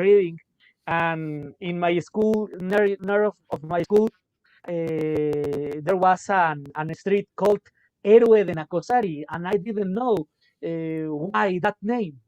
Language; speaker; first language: English; non-native, local second language; Spanish